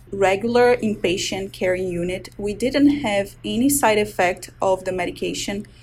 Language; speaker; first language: English; non-native, fluent; Portuguese